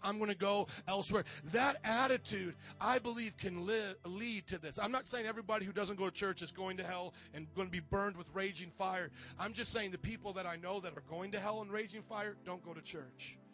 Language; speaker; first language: English; native; English